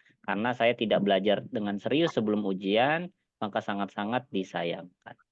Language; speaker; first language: Indonesian; native; Indonesian